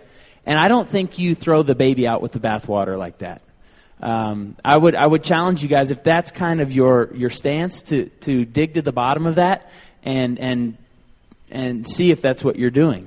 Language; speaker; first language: English; native; English